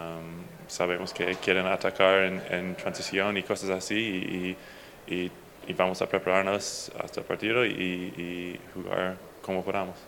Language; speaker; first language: Spanish; non-native, fluent; English